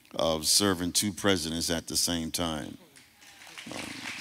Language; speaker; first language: English; native; English